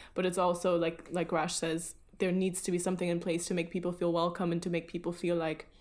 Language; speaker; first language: English; early bilingual, other home language; German